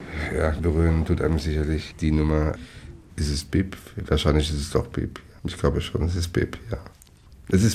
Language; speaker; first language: German; native; German